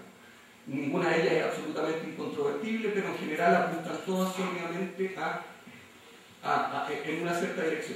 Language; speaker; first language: Spanish; native; Spanish